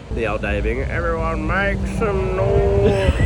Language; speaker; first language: English; native; English